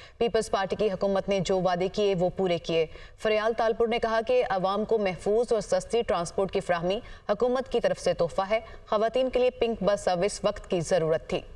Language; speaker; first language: Urdu; native; Urdu